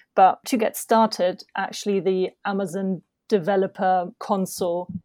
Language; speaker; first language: English; non-native, fluent; German